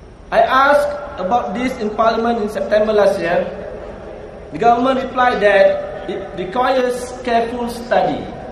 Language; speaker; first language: English; non-native, local second language; Malay